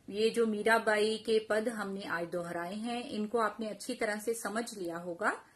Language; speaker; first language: Hindi; non-native, local second language; Punjabi